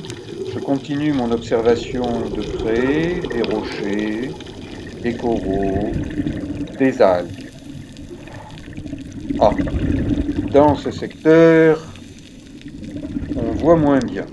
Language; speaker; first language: French; native; French